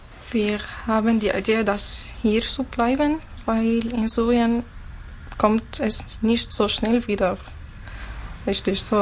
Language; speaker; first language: German; non-native, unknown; Arabic